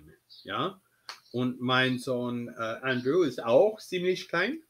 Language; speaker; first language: German; non-native, fluent; English